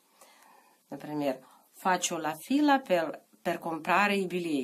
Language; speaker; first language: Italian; non-native, fluent; Russian